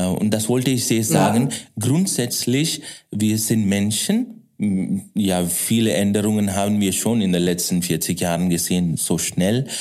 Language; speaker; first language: German; non-native, fluent; Kannada